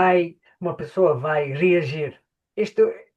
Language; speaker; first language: Portuguese; non-native, fluent; English